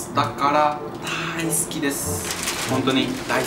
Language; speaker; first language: Japanese; non-native, learner; Spanish